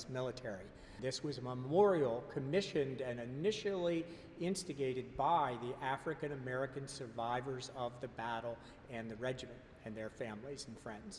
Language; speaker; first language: English; native; English